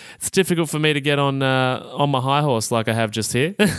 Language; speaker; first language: English; native; English